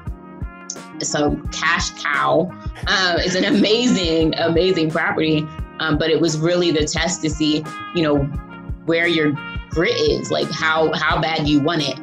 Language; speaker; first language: English; native; English